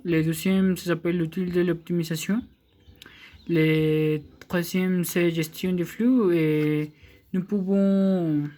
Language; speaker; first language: French; non-native, learner; Spanish